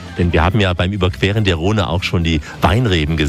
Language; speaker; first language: German; native; German